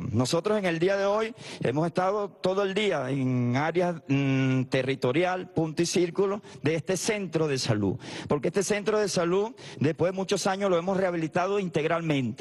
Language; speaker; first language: Spanish; native; Spanish